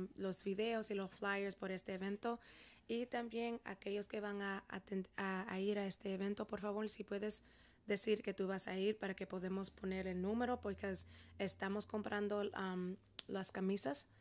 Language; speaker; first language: Spanish; early bilingual, heritage; Spanish